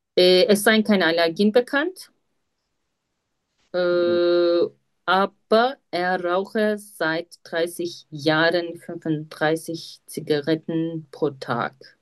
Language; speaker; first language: German; non-native, fluent; Turkish